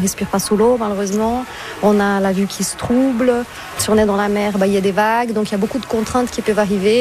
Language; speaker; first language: French; non-native, fluent; Portuguese